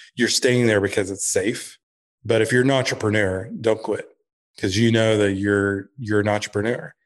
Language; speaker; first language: English; native; English